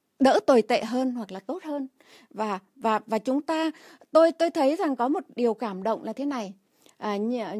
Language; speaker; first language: Vietnamese; native; Vietnamese